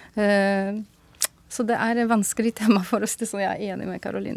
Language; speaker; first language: Norwegian; non-native, fluent; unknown